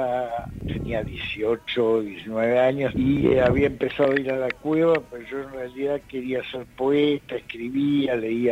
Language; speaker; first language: Spanish; native; Spanish